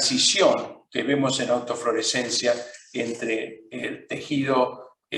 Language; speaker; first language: Spanish; non-native, fluent; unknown